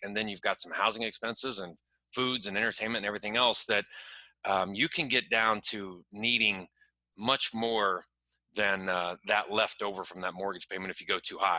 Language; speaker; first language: English; native; English